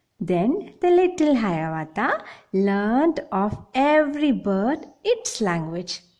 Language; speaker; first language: English; non-native, local second language; Malayalam